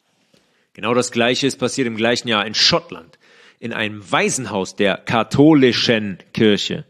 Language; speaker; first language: German; native; German